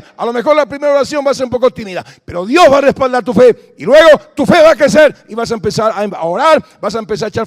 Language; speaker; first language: Spanish; native; Spanish